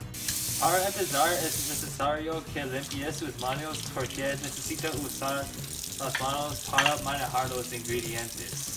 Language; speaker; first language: Spanish; non-native, learner; English